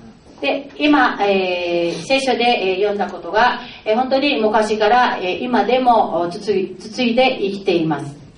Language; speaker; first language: Japanese; non-native, fluent; Filipino